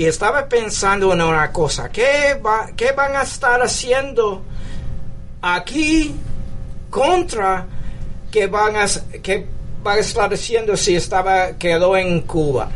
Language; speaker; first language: Spanish; early bilingual, heritage; English